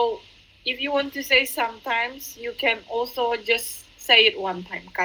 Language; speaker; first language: English; non-native, fluent; Indonesian